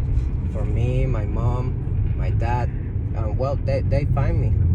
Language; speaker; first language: English; non-native, learner; Spanish